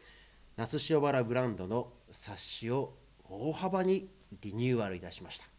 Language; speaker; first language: Japanese; native; Japanese